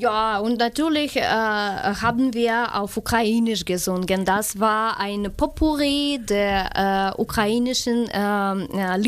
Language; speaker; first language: German; non-native, learner; Ukrainian